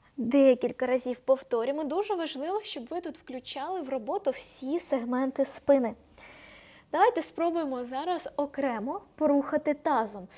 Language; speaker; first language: Ukrainian; non-native, local second language; Russian